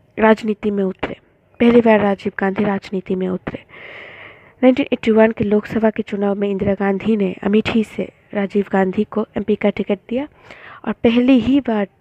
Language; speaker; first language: Hindi; non-native, local second language; Bangla